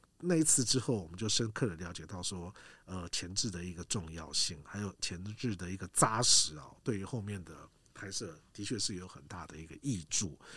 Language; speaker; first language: Chinese; native; Chinese